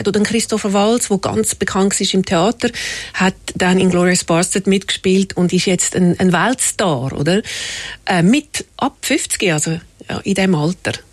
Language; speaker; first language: German; native; German